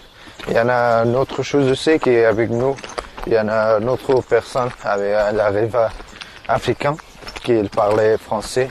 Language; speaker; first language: French; non-native, learner; Persian